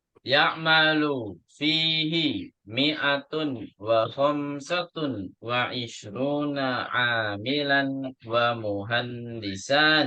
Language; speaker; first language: Arabic; non-native, learner; Indonesian